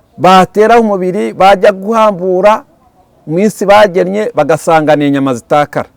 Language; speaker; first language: Kinyarwanda; early bilingual, heritage; Kinyarwanda